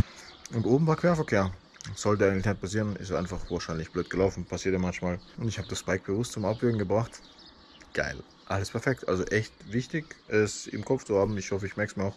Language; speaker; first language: German; native; German